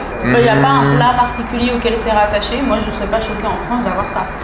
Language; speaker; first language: French; native; French